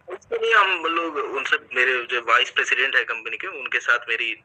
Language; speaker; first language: Hindi; native; Hindi